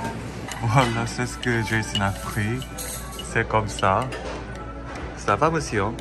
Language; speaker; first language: French; non-native, fluent; Korean